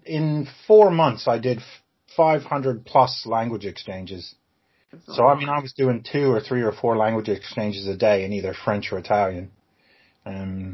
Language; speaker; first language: English; native; English